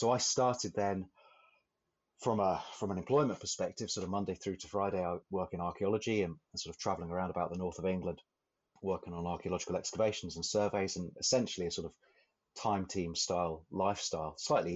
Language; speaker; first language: English; native; English